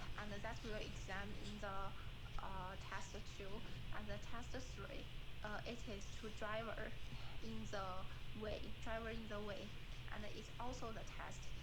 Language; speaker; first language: English; non-native, learner; Chinese